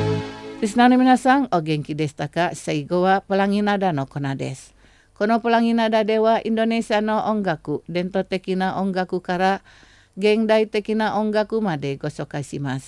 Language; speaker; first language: Japanese; non-native, fluent; Indonesian